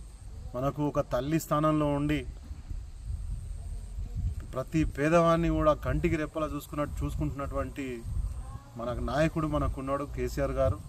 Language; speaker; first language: Telugu; native; Telugu